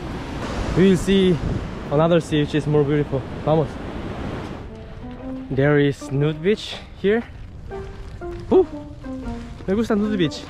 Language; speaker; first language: English; non-native, learner; Korean